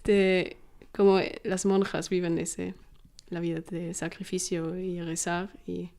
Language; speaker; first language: Spanish; non-native, fluent; German